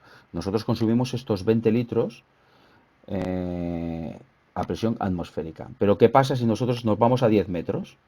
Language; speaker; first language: Spanish; native; Spanish